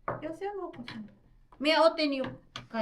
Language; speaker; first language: Finnish; non-native, learner; Filipino